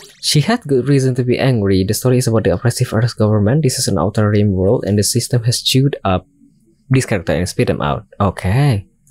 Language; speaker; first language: English; non-native, fluent; Indonesian